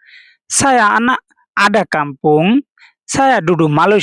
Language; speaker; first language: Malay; non-native, fluent; Bangla